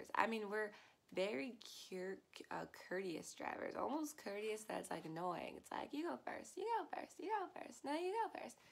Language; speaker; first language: English; native; English